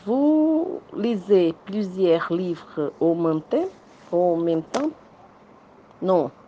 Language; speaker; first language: French; non-native, learner; Portuguese